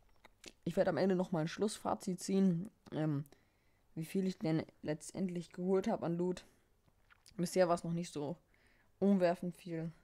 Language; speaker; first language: German; native; German